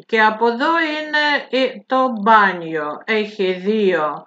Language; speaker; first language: Greek; non-native, fluent; Russian